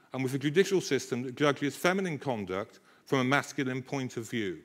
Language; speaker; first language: English; native; English